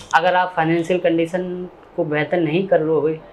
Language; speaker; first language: Hindi; native; Hindi